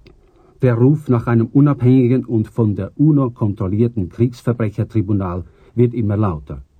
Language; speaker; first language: German; native; German